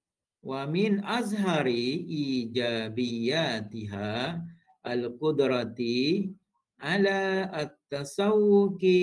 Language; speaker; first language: Arabic; non-native, fluent; Malay